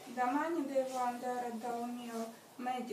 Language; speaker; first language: Italian; non-native, learner; Russian